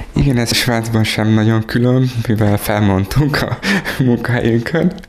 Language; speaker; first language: Hungarian; early bilingual, heritage; Hungarian